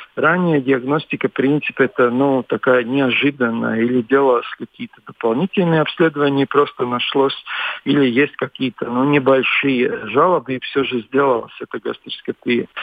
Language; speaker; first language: Russian; non-native, local second language; Latvian